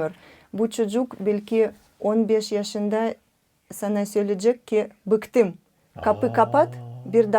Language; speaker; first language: Turkish; non-native, learner; Russian